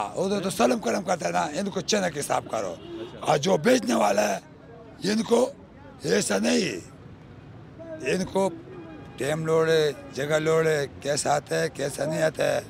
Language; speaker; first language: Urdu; non-native, local second language; Pashto